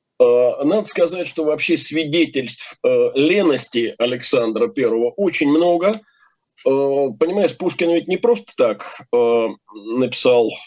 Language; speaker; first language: Russian; native; Russian